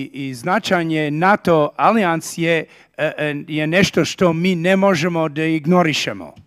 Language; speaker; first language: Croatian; early bilingual, heritage; Serbian